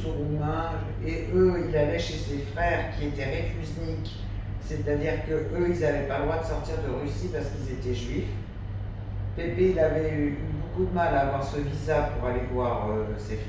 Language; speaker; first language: French; native; French